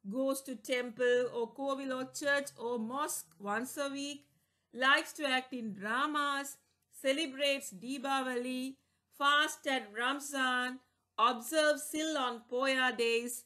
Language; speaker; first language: English; non-native, local second language; Tamil